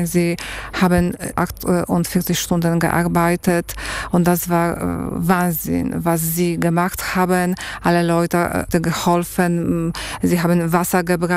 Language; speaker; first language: German; non-native, fluent; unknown